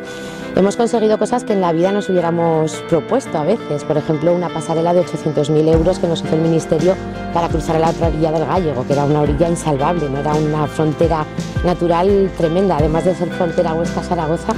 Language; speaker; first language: Spanish; native; Spanish